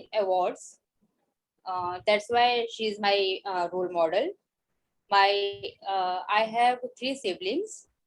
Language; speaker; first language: English; non-native, learner; Hindi